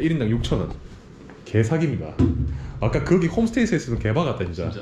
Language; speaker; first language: Korean; native; Korean